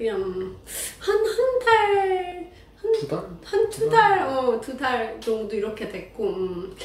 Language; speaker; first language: Korean; non-native, learner; Persian